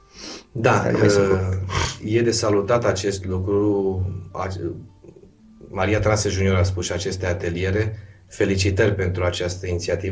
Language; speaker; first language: Romanian; native; Romanian